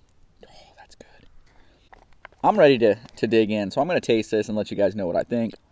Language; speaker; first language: English; native; English